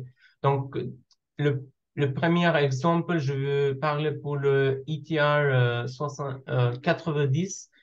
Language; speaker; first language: French; non-native, learner; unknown